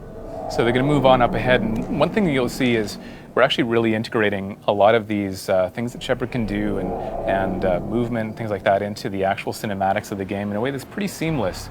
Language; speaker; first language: English; native; English